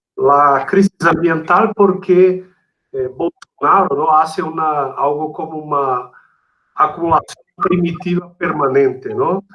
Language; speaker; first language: Spanish; non-native, fluent; Portuguese